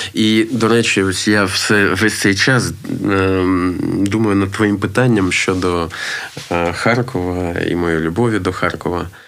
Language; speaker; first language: Ukrainian; non-native, local second language; Russian